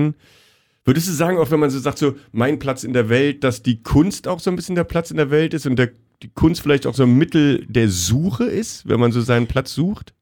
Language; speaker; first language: German; native; German